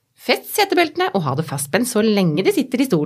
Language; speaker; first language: Norwegian; native; Norwegian